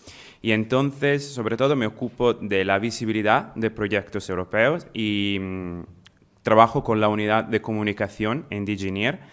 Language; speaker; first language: Spanish; non-native, fluent; Italian